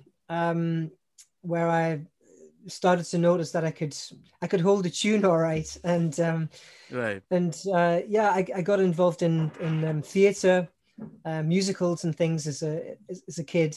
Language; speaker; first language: English; native; English